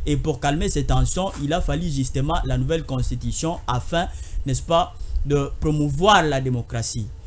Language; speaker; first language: French; non-native, local second language; Lingala